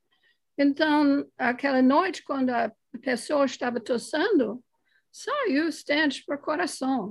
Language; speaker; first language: Portuguese; non-native, fluent; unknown